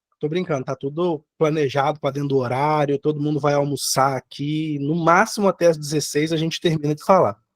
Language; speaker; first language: Portuguese; native; Portuguese